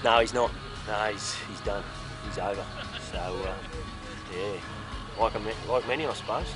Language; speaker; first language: English; native; English